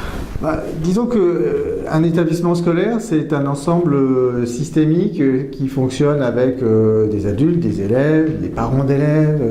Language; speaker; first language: French; native; French